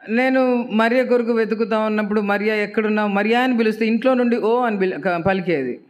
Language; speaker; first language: Telugu; native; Telugu